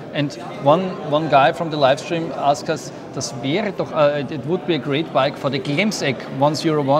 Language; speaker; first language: English; non-native, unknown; German